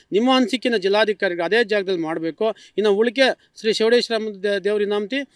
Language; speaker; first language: Kannada; native; Kannada